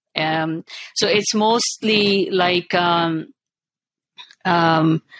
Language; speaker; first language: English; non-native, local second language; Punjabi